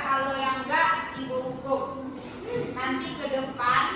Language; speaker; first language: Indonesian; native; Indonesian